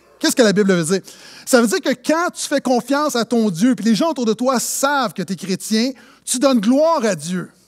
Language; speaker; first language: French; native; French